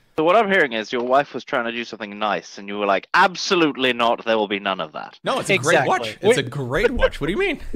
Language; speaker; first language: English; native; English